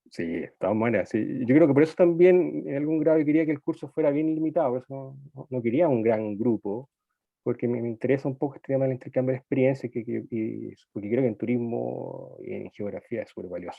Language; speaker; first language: Spanish; native; Spanish